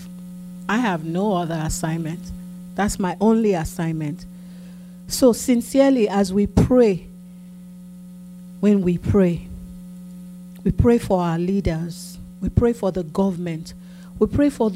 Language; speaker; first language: English; non-native, local second language; Yoruba